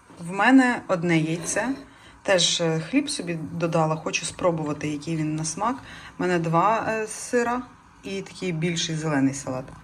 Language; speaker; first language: Ukrainian; non-native, local second language; Russian